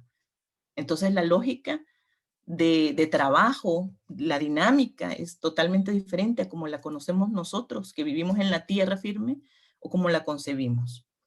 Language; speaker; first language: Spanish; native; Spanish